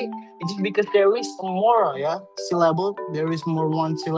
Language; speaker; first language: English; non-native, learner; Indonesian